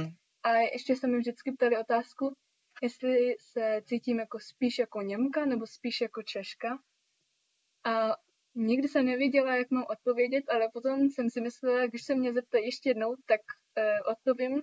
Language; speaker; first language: Czech; early bilingual, heritage; Czech